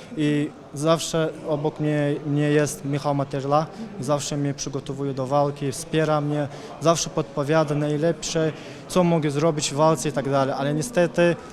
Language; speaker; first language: Polish; non-native, fluent; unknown